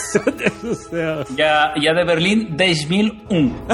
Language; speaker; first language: Portuguese; non-native, learner; Spanish